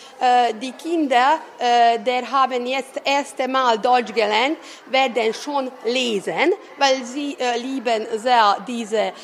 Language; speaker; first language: German; non-native, learner; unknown